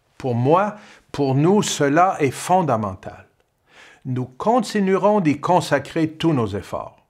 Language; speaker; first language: French; native; French